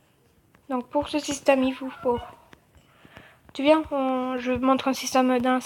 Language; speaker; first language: French; native; French